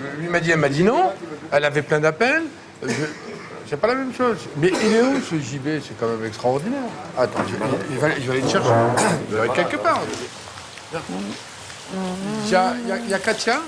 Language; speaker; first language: French; native; French